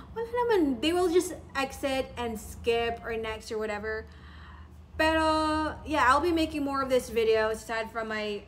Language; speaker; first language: English; non-native, local second language; Cebuano